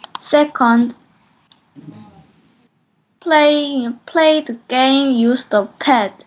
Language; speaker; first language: English; non-native, learner; Korean